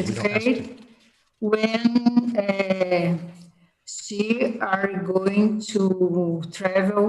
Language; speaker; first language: English; non-native, learner; Portuguese